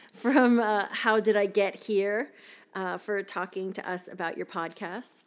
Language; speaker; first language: English; native; English